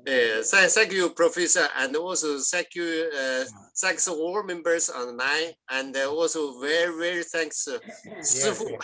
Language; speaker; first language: English; non-native, learner; Chinese